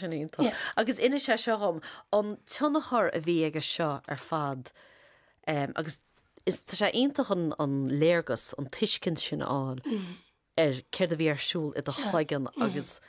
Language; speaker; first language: Irish; native; Irish